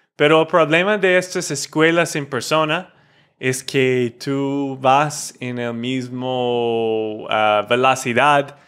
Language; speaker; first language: Spanish; non-native, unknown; English